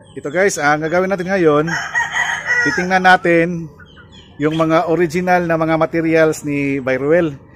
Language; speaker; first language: Filipino; non-native, local second language; Cebuano